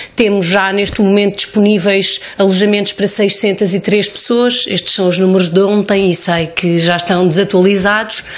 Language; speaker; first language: Portuguese; native; Portuguese